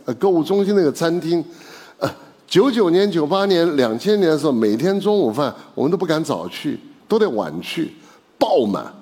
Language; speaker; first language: Chinese; native; Chinese